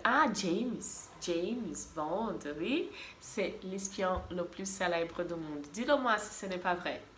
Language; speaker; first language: French; non-native, fluent; Portuguese